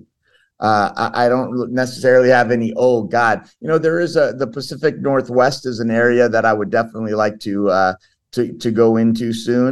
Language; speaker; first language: English; early bilingual, other home language; Portuguese